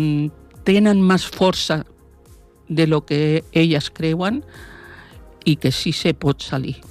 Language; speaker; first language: Catalan; non-native, local second language; Spanish